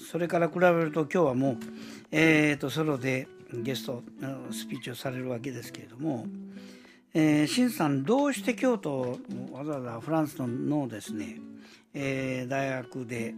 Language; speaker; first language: Japanese; native; Japanese